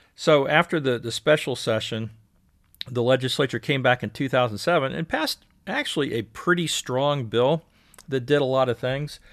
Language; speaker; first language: English; native; English